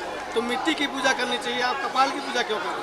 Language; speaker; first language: Hindi; native; Hindi